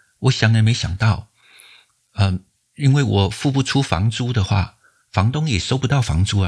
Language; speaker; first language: Chinese; native; Chinese